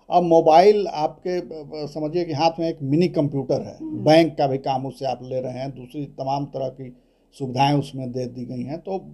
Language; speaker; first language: Hindi; native; Hindi